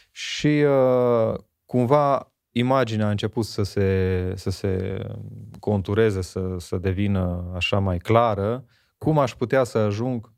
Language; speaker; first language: Romanian; non-native, local second language; Hungarian